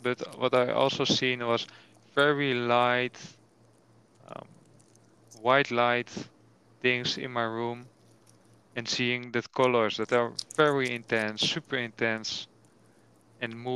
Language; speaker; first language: English; non-native, learner; Dutch